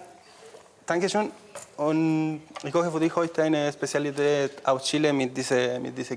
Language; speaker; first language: German; non-native, learner; Spanish